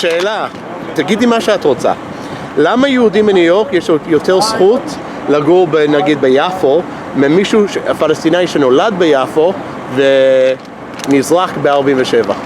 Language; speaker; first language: Hebrew; non-native, fluent; English